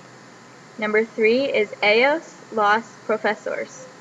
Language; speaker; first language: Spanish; non-native, learner; English